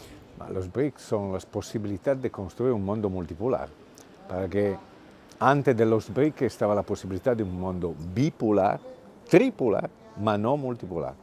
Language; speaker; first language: Spanish; non-native, fluent; Italian